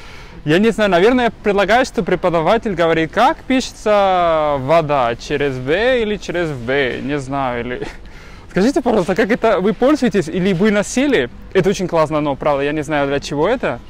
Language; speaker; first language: Russian; non-native, fluent; Spanish